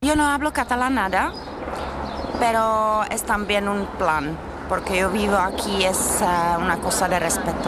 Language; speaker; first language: Spanish; non-native, learner; Czech